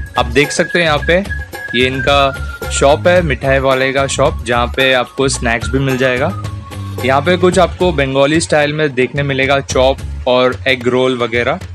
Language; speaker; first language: Hindi; non-native, local second language; Bangla